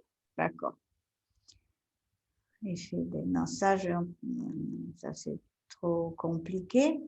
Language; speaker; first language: French; non-native, fluent; Italian